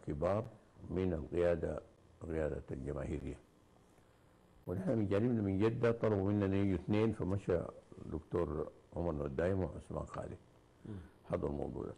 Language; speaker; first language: Arabic; native; Arabic